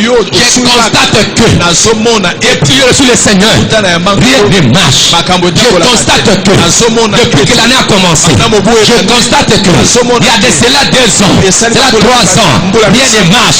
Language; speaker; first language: French; non-native, local second language; Lingala